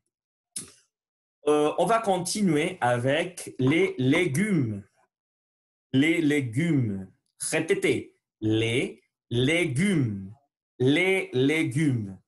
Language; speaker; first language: French; non-native, learner; Spanish